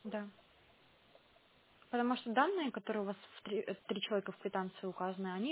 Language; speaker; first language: Russian; native; Russian